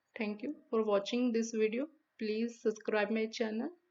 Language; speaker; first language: English; non-native, local second language; Punjabi